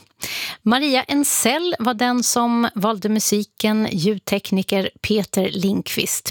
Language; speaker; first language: Swedish; native; Swedish